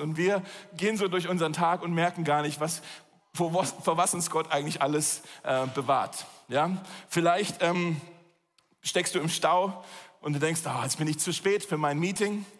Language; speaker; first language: German; native; German